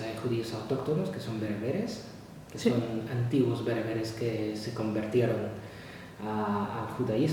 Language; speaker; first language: Spanish; non-native, fluent; Arabic